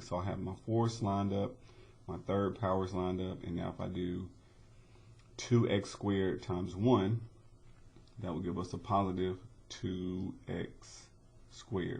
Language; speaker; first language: English; native; English